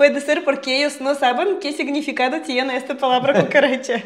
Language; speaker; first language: Spanish; non-native, fluent; Russian